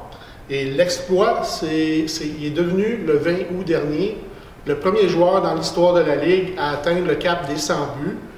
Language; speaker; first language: French; native; French